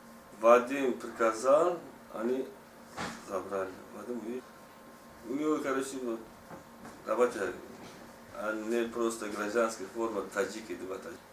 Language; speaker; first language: Russian; non-native, learner; Tajik